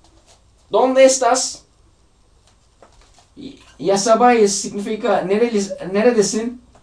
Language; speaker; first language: Spanish; non-native, learner; Turkish